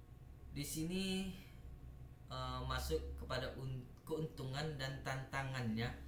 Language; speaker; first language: Indonesian; native; Indonesian